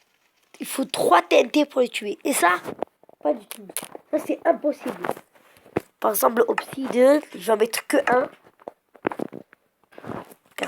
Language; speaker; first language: French; early bilingual, other home language; Arabic